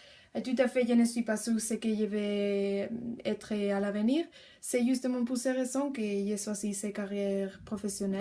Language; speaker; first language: French; non-native, learner; Spanish